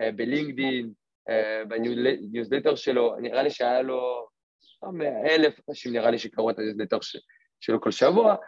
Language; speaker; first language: Hebrew; non-native, fluent; French